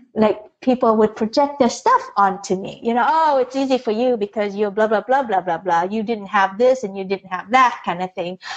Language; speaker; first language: English; early bilingual, other home language; Vietnamese